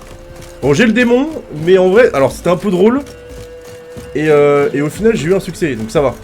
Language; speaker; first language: French; native; French